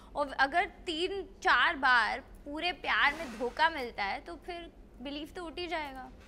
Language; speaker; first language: Hindi; non-native, local second language; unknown